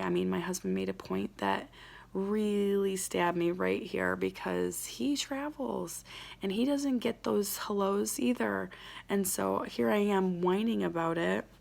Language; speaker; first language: English; native; English